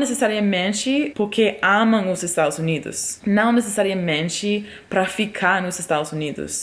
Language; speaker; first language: Portuguese; non-native, fluent; English